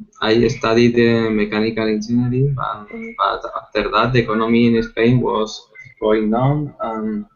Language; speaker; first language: English; non-native, learner; Spanish